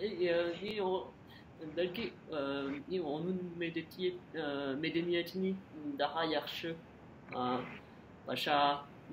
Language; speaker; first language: Azerbaijani; non-native, learner; French